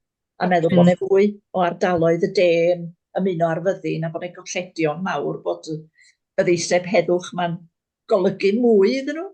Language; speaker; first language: Welsh; native; Welsh